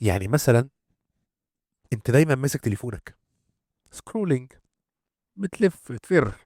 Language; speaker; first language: Arabic; native; Arabic